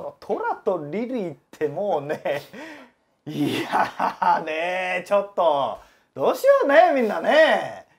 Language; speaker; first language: Japanese; native; Japanese